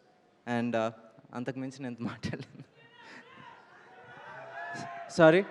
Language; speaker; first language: Telugu; native; Telugu